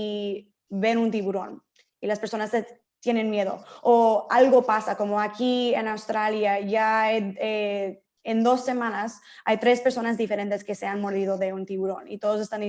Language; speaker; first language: Spanish; early bilingual, heritage; Spanish